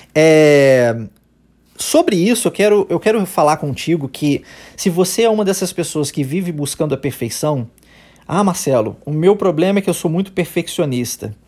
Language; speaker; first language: Portuguese; early bilingual, heritage; Portuguese